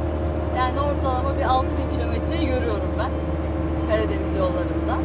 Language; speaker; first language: Turkish; native; Turkish